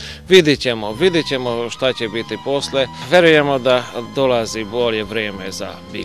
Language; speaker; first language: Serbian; non-native, local second language; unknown